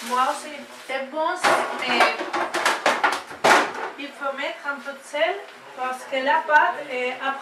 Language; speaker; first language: French; non-native, learner; Spanish